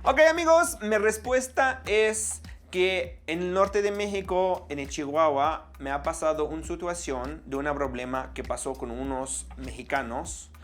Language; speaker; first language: Spanish; non-native, fluent; Arabic